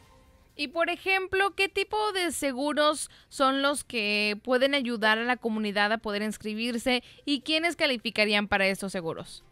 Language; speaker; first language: Spanish; native; Spanish